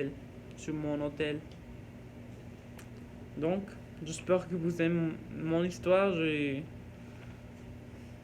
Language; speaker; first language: French; non-native, learner; Norwegian